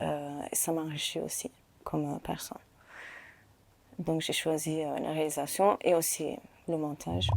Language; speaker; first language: French; non-native, fluent; Turkish